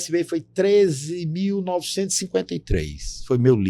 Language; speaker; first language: Portuguese; native; Portuguese